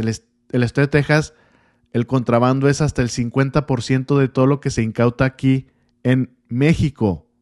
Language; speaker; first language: Spanish; native; Spanish